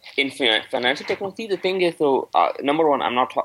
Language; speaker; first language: English; non-native, local second language; Urdu